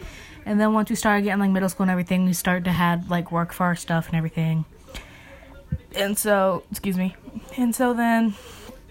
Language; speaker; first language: English; native; English